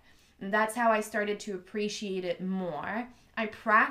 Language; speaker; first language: English; non-native, fluent; French